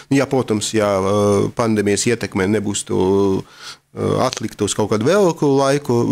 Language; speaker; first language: Latvian; non-native, local second language; Russian